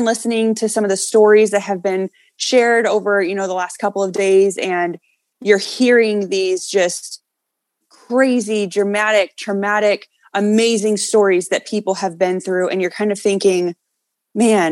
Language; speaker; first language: English; native; English